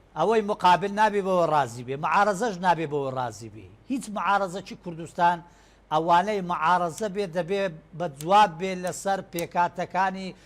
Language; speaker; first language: Central Kurdish; non-native, local second language; Turkish